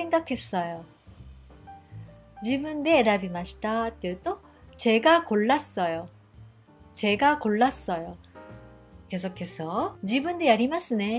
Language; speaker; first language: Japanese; non-native, fluent; Korean